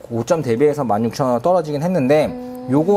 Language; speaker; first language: Korean; native; Korean